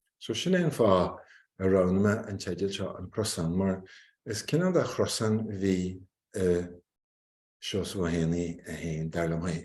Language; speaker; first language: Irish; native; Irish